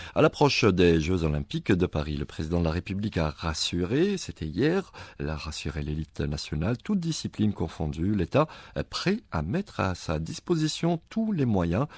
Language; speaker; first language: French; non-native, local second language; Arabic